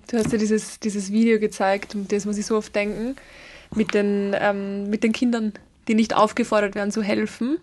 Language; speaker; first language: German; native; German